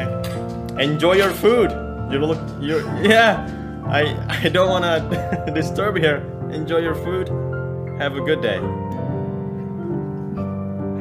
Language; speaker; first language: English; non-native, fluent; Indonesian